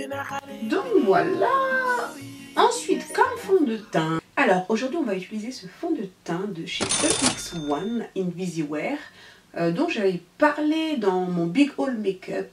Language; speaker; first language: French; native; French